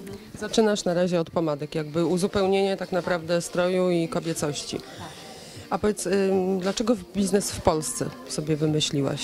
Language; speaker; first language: Polish; native; Polish